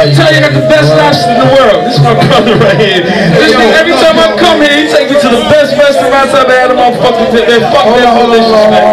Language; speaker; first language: English; native; English